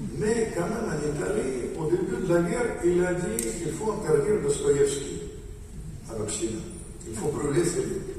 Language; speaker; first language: French; non-native, fluent; Russian